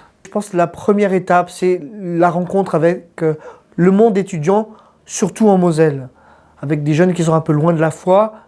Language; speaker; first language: French; non-native, local second language; Malagasy